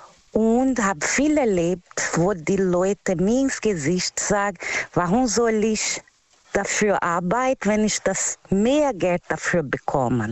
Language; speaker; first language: German; non-native, learner; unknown